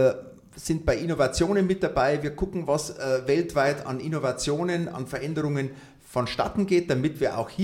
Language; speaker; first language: German; native; German